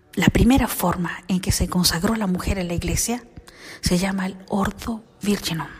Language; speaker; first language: Spanish; native; Spanish